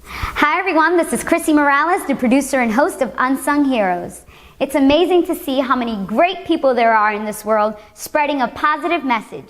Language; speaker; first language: English; native; English